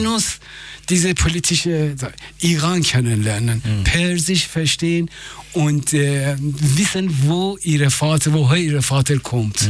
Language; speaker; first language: German; non-native, fluent; Persian